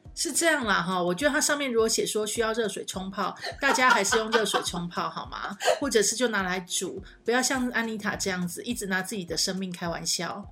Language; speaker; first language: Chinese; native; Chinese